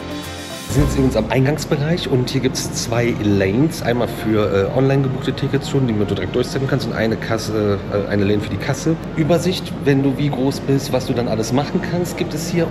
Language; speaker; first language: German; native; German